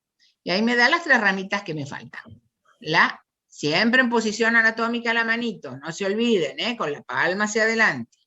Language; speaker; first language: Spanish; native; Spanish